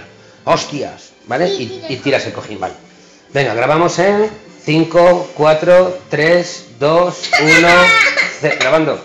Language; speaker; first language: Spanish; native; Spanish